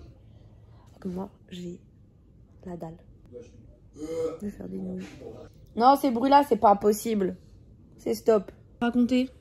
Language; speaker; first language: French; native; French